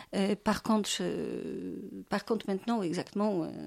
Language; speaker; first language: French; non-native, fluent; Polish